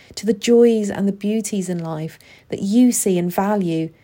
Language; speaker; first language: English; native; English